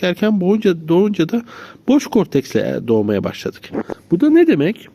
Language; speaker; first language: Turkish; native; Turkish